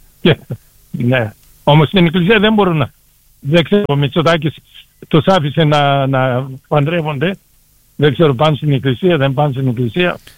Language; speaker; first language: Greek; early bilingual, heritage; Greek